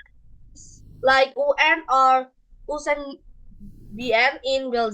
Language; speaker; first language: English; non-native, learner; Indonesian